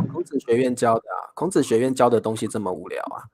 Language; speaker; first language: Chinese; native; Chinese